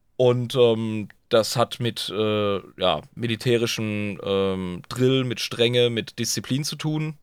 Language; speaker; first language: German; native; German